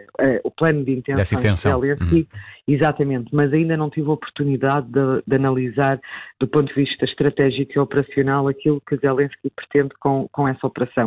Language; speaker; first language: Portuguese; native; Portuguese